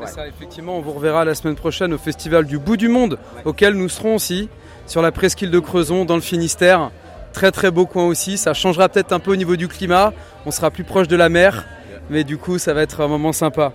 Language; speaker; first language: French; native; French